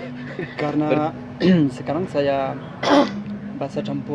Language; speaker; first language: Indonesian; non-native, learner; French